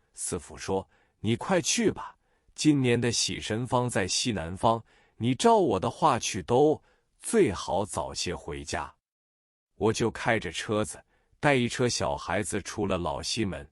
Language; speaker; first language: Chinese; native; Chinese